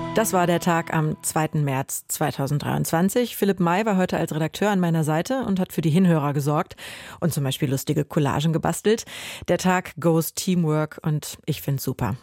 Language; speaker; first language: German; native; German